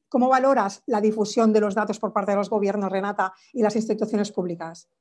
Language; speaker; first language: Spanish; native; Spanish